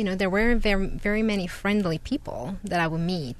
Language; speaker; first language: English; non-native, fluent; Italian